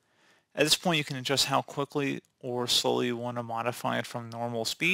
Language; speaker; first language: English; native; English